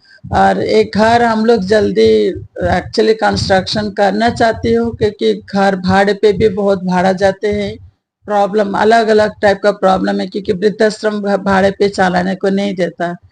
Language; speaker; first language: Hindi; non-native, local second language; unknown